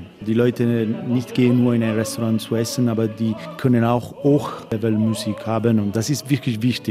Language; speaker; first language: German; non-native, learner; Italian